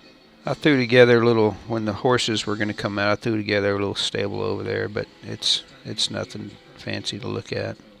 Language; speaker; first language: English; native; English